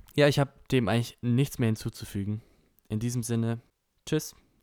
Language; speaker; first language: German; native; German